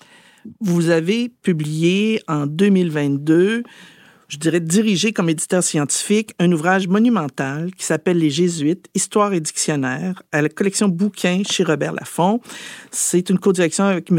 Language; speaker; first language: French; native; French